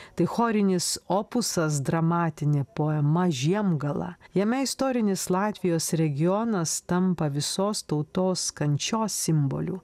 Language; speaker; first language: Lithuanian; native; Lithuanian